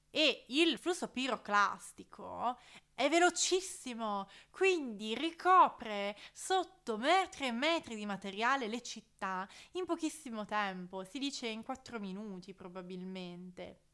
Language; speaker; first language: Italian; native; Italian